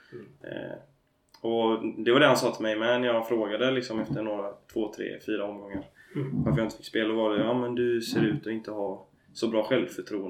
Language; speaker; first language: Swedish; native; Swedish